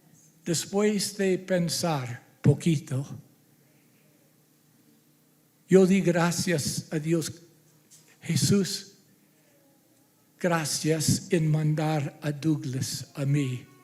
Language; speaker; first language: Spanish; non-native, fluent; English